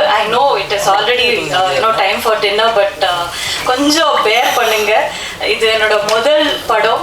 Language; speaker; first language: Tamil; non-native, learner; Kannada